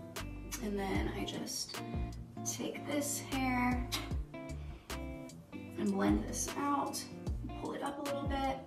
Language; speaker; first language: English; native; English